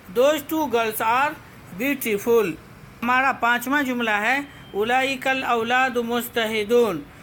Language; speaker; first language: Urdu; native; Urdu